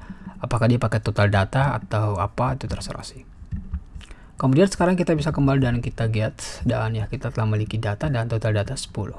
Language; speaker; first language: Indonesian; native; Indonesian